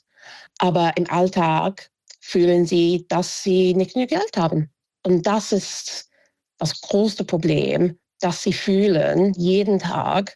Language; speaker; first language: German; non-native, fluent; English